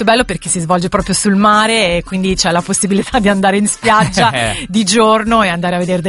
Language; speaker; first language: Italian; native; Italian